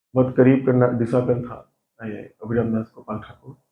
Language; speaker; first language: Hindi; non-native, local second language; Bangla